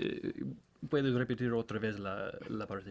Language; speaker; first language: Spanish; non-native, learner; English